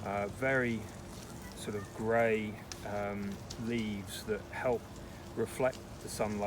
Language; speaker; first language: English; native; English